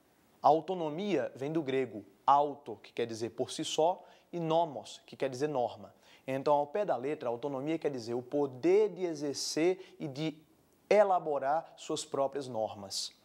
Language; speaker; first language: Portuguese; native; Portuguese